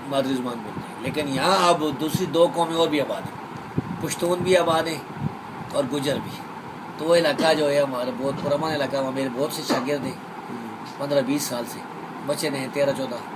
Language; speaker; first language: Urdu; non-native, local second language; Pashto